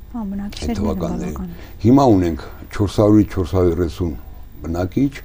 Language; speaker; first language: Armenian; native; Armenian